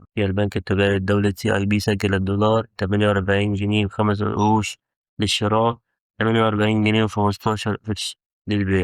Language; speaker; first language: Arabic; native; Arabic